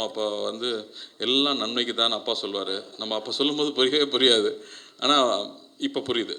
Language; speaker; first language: Tamil; native; Tamil